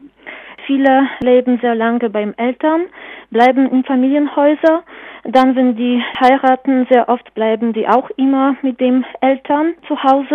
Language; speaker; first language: German; non-native, fluent; Polish